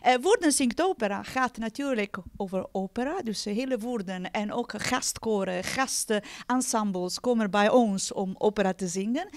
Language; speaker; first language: Dutch; non-native, fluent; Italian